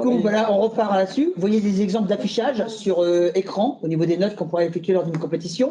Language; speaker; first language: French; native; French